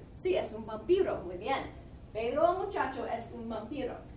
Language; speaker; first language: Spanish; non-native, fluent; English